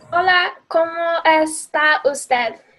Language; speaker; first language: Spanish; non-native, learner; English